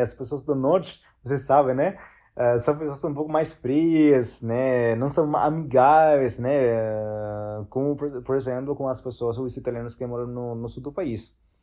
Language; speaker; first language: Portuguese; non-native, fluent; Italian